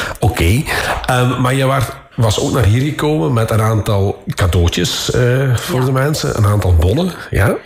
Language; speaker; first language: Dutch; native; Dutch